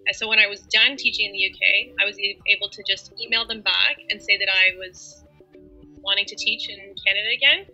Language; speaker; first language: English; native; English